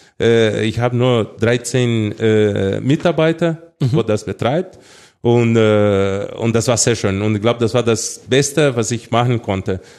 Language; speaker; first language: German; non-native, fluent; Portuguese